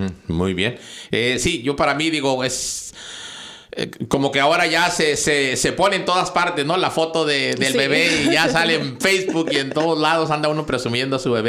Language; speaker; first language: Spanish; native; Spanish